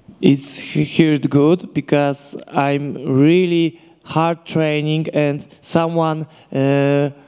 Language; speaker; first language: English; non-native, learner; Polish